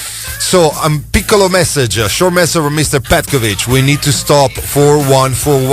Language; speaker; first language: English; non-native, fluent; Italian